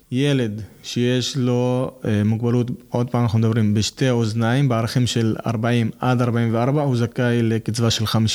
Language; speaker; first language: Hebrew; non-native, local second language; Arabic